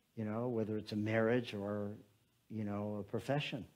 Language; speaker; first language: English; native; English